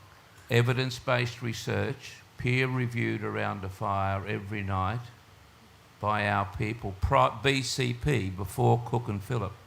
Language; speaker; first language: English; native; English